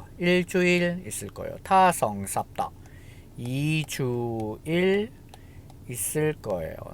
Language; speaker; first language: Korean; non-native, fluent; Thai